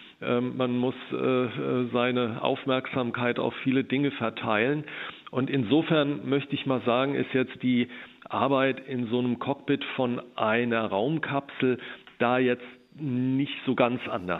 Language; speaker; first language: German; native; German